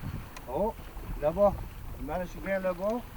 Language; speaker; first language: French; non-native, learner; English